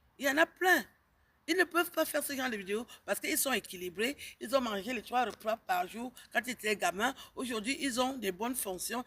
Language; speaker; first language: French; native; French